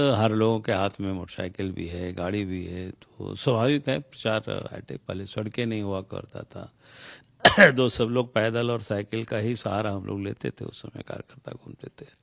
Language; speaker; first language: Hindi; non-native, local second language; Santali